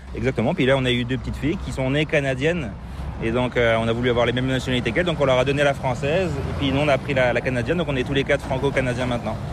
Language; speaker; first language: French; native; French